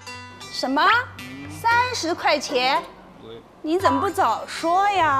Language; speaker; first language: Chinese; native; Chinese